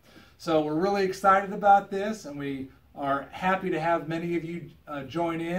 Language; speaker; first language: English; native; English